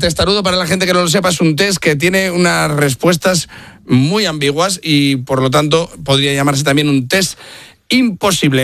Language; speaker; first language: Spanish; native; Spanish